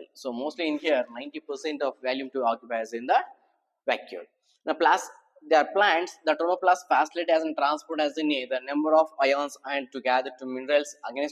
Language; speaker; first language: English; non-native, local second language; Telugu